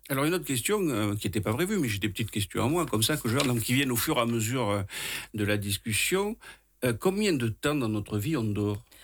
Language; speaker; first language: French; native; French